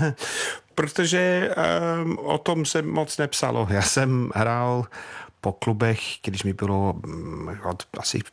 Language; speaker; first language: Czech; non-native, fluent; English